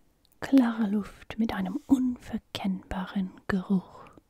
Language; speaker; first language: German; non-native, fluent; English